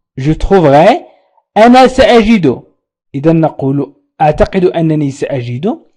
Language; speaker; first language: Arabic; native; Arabic